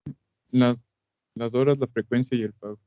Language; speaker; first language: Spanish; native; Spanish